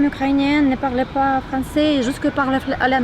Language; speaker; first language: French; non-native, learner; Ukrainian